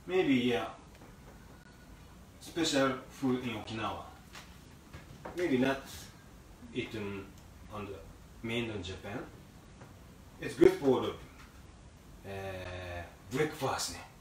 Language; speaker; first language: English; non-native, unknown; Japanese